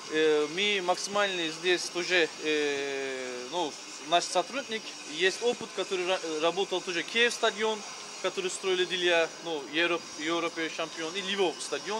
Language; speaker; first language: Russian; non-native, learner; Turkish